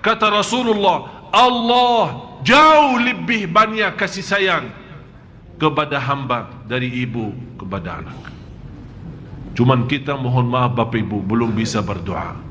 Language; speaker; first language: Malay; non-native, fluent; Arabic